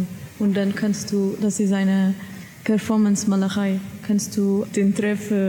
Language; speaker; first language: German; non-native, learner; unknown